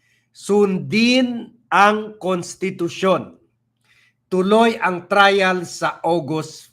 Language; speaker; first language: Filipino; native; Filipino